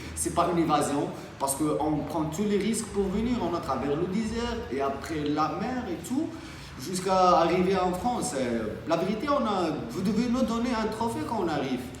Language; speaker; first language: French; non-native, local second language; Arabic